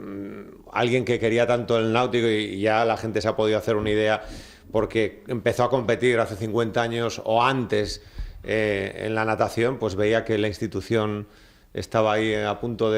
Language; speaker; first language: Spanish; native; Spanish